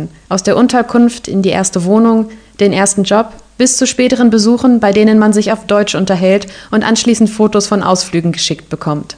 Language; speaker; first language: German; native; German